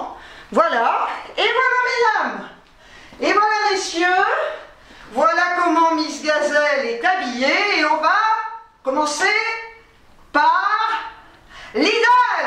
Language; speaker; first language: French; native; French